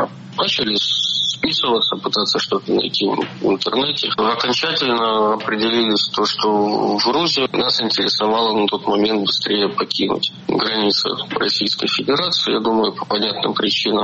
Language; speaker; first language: Russian; native; Russian